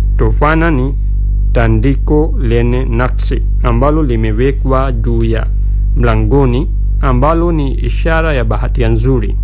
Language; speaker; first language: Swahili; non-native, fluent; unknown